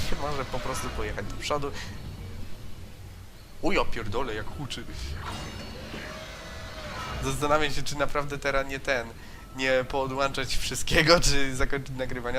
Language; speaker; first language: Polish; native; Polish